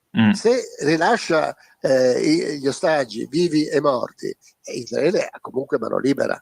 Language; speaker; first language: Italian; native; Italian